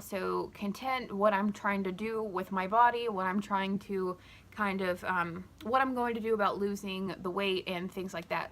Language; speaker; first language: English; native; English